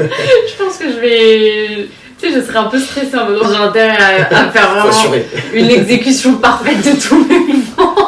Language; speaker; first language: French; native; French